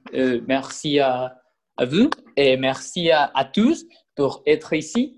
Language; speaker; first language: French; non-native, learner; Spanish